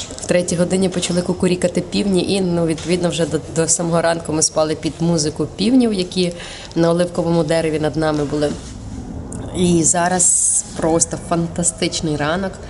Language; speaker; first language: Ukrainian; native; Ukrainian